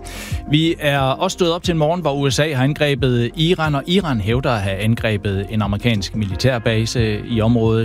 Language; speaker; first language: Danish; native; Danish